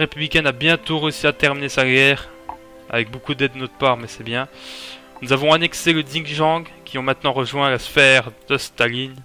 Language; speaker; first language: French; native; French